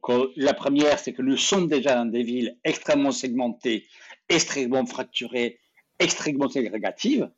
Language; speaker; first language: French; non-native, fluent; Spanish